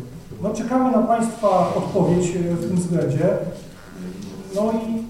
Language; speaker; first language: Polish; native; Polish